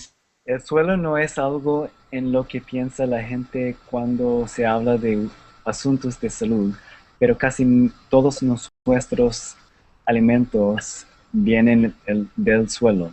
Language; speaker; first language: Spanish; non-native, learner; English